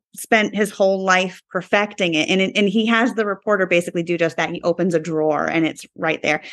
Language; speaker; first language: English; native; English